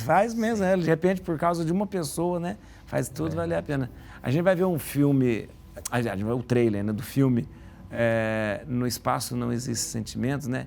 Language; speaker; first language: Portuguese; native; Portuguese